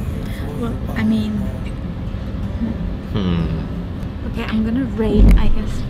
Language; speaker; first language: English; non-native, learner; Turkish